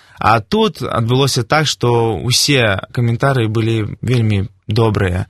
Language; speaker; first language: Belarusian; non-native, local second language; Russian